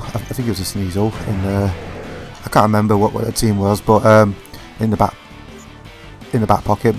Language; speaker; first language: English; native; English